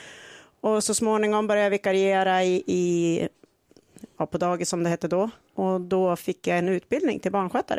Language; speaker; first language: Swedish; native; Swedish